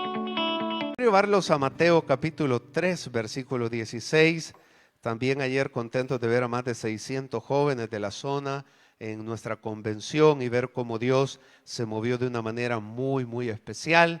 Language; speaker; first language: Spanish; native; Spanish